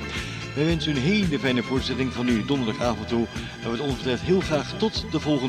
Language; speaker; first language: Dutch; native; Dutch